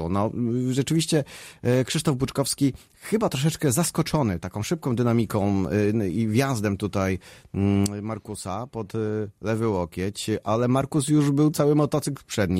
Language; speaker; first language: Polish; native; Polish